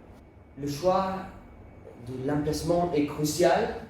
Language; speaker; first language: French; non-native, learner; Italian